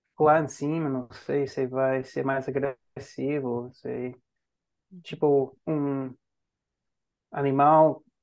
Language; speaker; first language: Portuguese; non-native, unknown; English